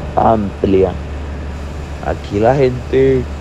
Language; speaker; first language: Spanish; native; Spanish